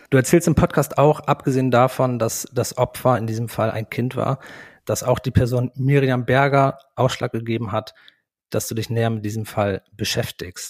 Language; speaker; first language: German; native; German